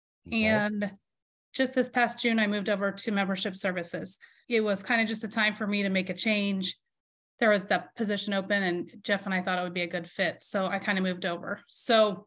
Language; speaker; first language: English; native; English